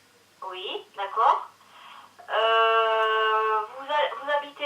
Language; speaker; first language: French; native; French